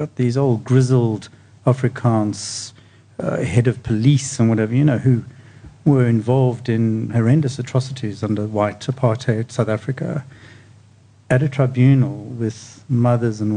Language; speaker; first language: English; native; English